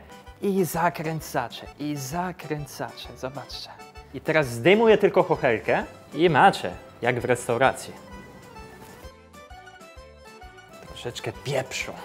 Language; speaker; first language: Polish; non-native, fluent; Italian